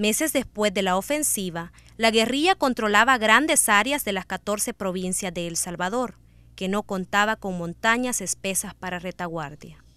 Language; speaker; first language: Spanish; native; Spanish